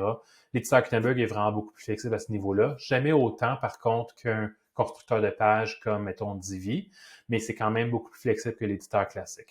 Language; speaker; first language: French; native; French